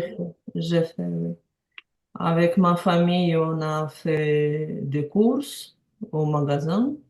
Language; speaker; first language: French; non-native, learner; Ukrainian